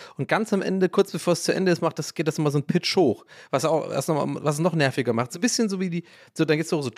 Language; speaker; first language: German; early bilingual, other home language; English